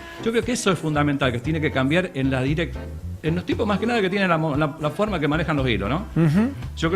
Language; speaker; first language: Spanish; native; Spanish